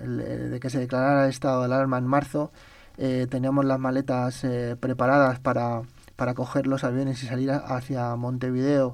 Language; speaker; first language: Spanish; native; Spanish